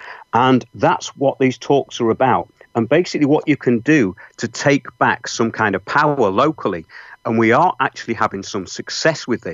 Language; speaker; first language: English; native; English